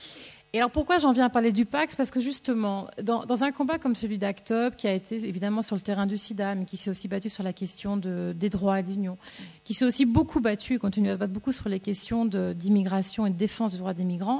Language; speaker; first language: French; native; French